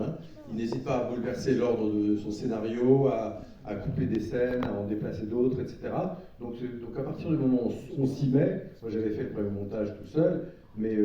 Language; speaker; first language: French; native; French